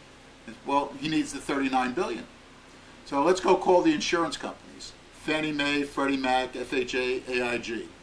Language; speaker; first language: English; native; English